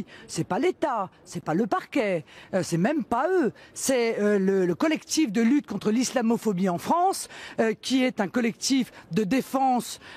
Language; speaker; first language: French; native; French